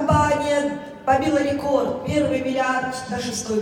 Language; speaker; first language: Russian; native; Russian